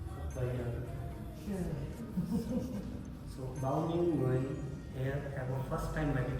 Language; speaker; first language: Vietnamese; non-native, learner; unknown